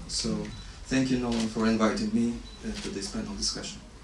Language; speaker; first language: English; non-native, fluent; Ukrainian